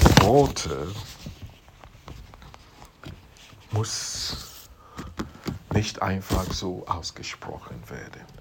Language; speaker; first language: German; non-native, fluent; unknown